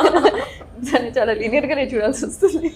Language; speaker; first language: Telugu; native; Telugu